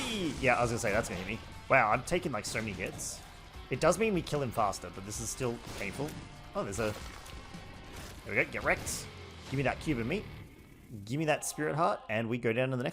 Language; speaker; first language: English; native; English